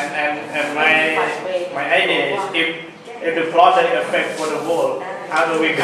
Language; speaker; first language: English; non-native, learner; Thai